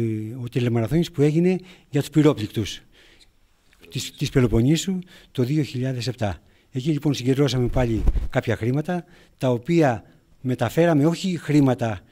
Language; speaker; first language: Greek; native; Greek